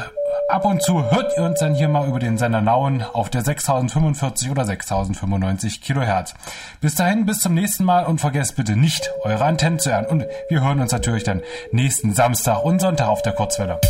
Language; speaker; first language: German; native; German